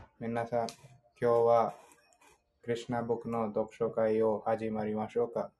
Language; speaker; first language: Japanese; non-native, fluent; Hindi